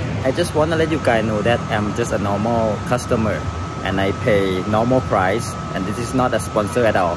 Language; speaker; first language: English; non-native, fluent; Thai